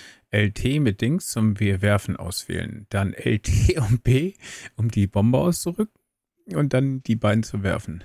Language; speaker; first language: German; native; German